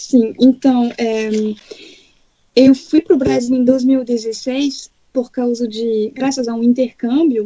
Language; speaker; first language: Portuguese; non-native, fluent; French